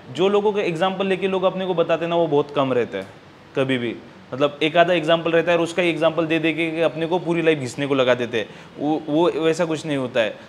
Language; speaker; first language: Hindi; non-native, local second language; Marathi